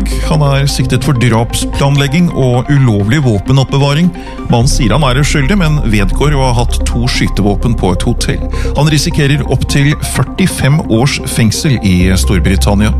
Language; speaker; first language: Norwegian; native; Norwegian